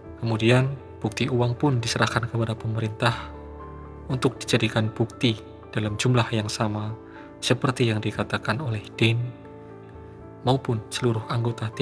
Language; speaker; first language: Indonesian; native; Indonesian